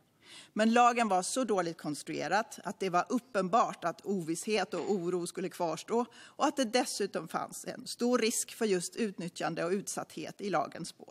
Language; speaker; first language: Swedish; native; Swedish